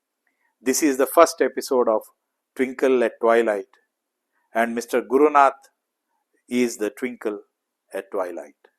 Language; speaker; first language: English; non-native, local second language; Kannada